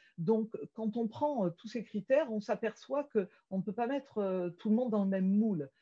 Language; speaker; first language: French; native; French